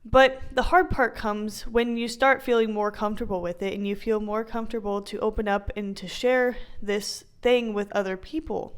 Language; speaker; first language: English; native; English